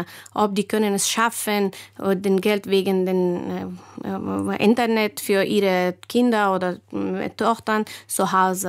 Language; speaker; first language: German; non-native, learner; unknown